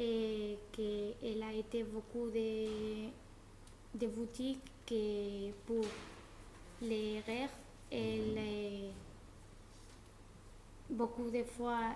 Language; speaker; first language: French; non-native, learner; Spanish